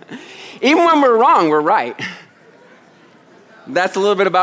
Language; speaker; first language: English; native; English